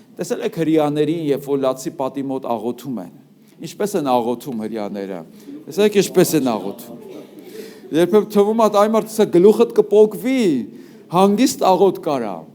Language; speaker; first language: Armenian; native; Armenian